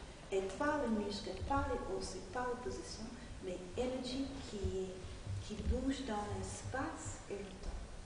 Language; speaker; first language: French; non-native, learner; English